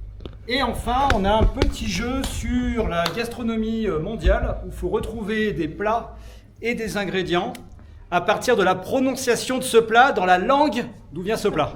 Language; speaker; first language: French; native; French